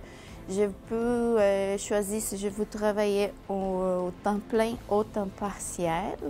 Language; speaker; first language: French; non-native, fluent; Portuguese